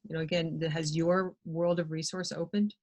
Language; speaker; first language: English; native; English